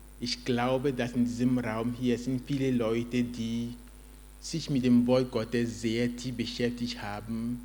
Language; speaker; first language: German; non-native, fluent; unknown